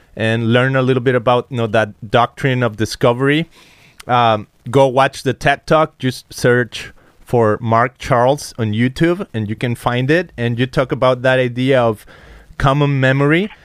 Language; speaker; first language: English; non-native, fluent; Spanish